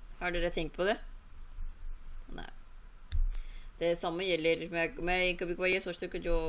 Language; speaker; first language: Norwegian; early bilingual, other home language; Urdu